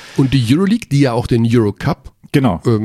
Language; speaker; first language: German; native; German